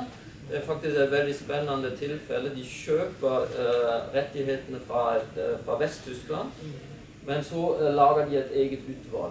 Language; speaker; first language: Norwegian; non-native, fluent; German